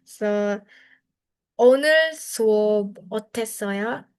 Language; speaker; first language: Korean; non-native, fluent; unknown